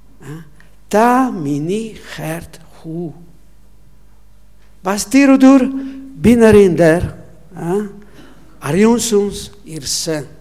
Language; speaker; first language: Mongolian; non-native, learner; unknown